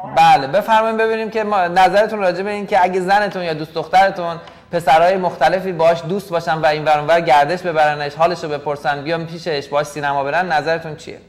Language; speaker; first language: Persian; native; Persian